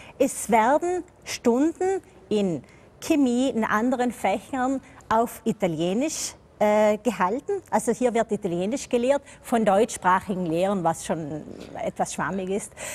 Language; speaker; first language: German; native; German